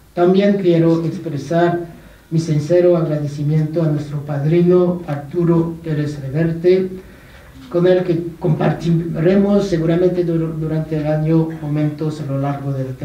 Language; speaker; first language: Spanish; non-native, fluent; French